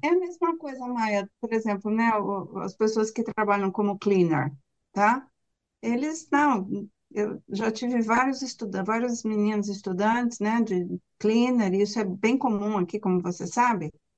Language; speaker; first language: Portuguese; native; Portuguese